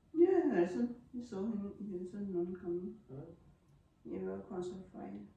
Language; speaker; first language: Norwegian; non-native, learner; Thai